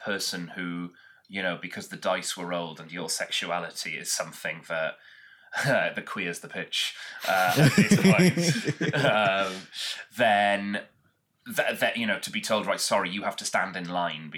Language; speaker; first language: English; native; English